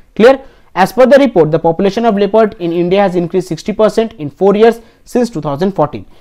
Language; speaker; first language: English; non-native, local second language; Bangla